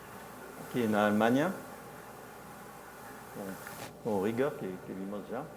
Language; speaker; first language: Portuguese; non-native, fluent; French